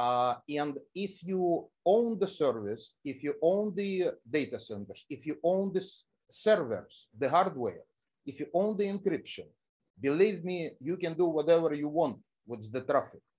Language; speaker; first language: English; non-native, fluent; Russian